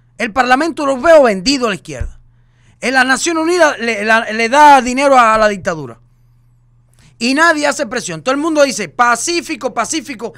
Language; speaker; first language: Spanish; native; Spanish